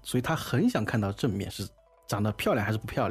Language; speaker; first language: Chinese; native; Chinese